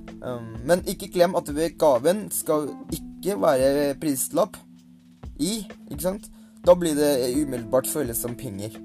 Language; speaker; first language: Norwegian; non-native, learner; Thai